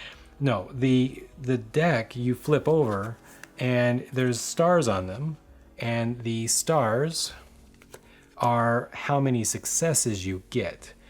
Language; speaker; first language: English; native; English